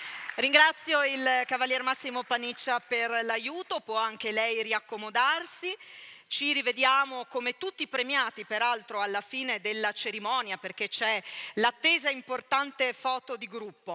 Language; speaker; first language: Italian; native; Italian